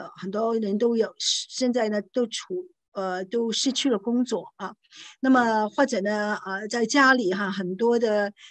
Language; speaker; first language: Chinese; non-native, local second language; Cantonese